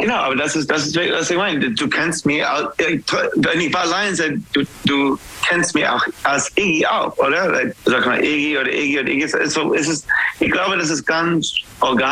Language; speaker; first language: German; non-native, fluent; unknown